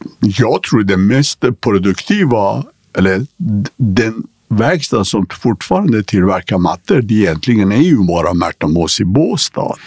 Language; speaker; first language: Swedish; non-native, fluent; Persian